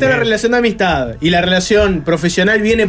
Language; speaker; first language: Spanish; native; Spanish